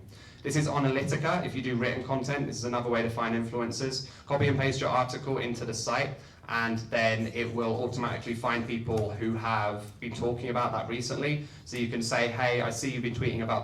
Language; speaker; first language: English; native; English